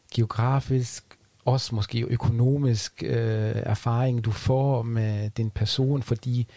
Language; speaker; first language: Danish; non-native, fluent; German